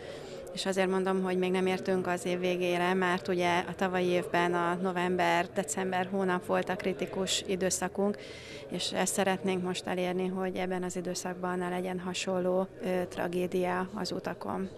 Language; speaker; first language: Hungarian; native; Hungarian